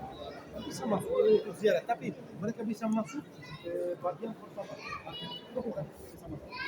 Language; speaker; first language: Indonesian; non-native, learner; Turkish